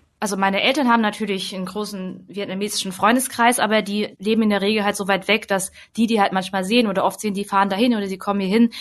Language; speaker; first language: German; native; German